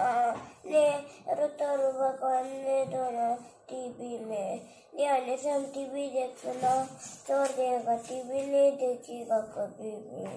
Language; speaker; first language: Hindi; non-native, local second language; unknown